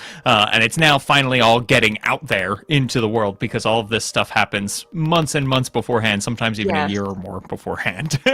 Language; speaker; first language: English; native; English